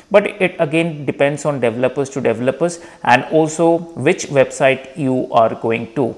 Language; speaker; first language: English; non-native, local second language; Hindi